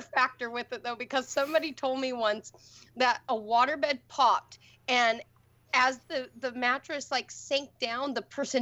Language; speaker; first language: English; native; English